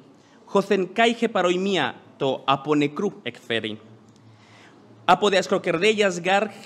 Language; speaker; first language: Greek; non-native, fluent; Spanish